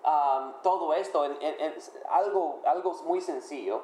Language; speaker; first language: Spanish; non-native, fluent; English